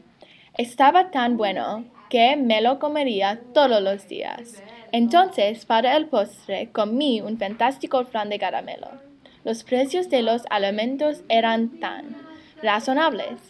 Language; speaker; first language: Spanish; non-native, learner; English